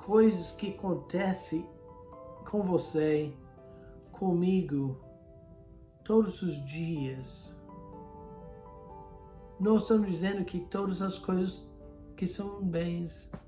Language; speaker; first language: Portuguese; non-native, fluent; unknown